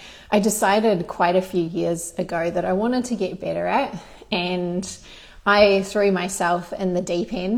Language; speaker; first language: English; native; English